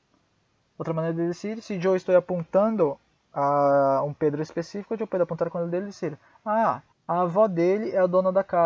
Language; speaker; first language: Portuguese; non-native, fluent; Spanish